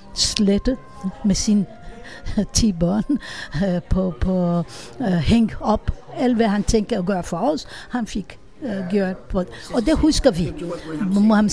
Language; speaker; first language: Danish; non-native, fluent; Hebrew